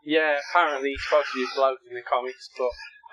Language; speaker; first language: English; native; English